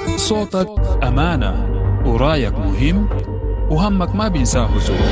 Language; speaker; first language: Arabic; native; Arabic